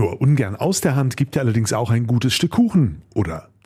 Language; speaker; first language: German; native; German